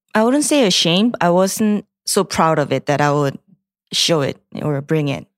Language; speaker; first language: English; non-native, fluent; Korean